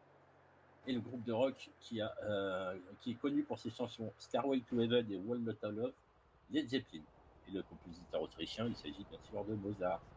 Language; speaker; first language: French; native; French